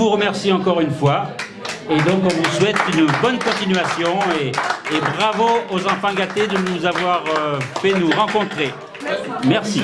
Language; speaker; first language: French; native; French